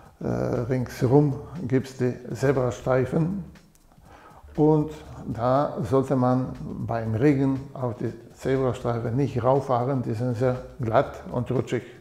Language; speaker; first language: German; non-native, fluent; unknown